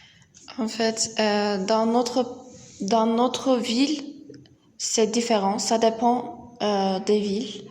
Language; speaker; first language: French; non-native, learner; Turkish